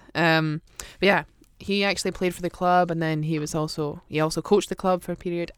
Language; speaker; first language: English; native; English